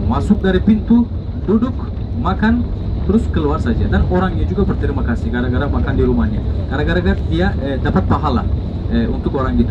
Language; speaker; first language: Indonesian; non-native, fluent; Turkish